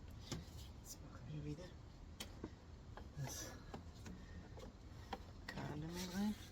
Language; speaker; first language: German; non-native, learner; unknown